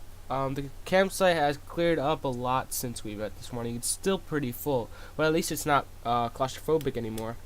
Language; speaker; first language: English; native; English